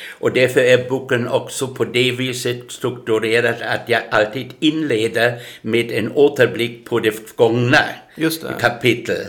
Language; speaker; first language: Swedish; non-native, fluent; German